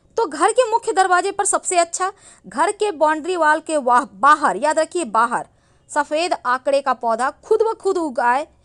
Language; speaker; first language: Hindi; native; Hindi